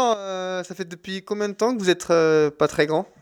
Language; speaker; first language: French; native; French